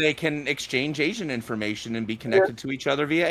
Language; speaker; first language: English; native; English